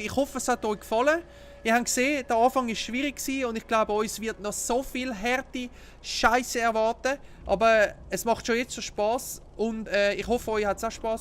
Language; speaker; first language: German; native; German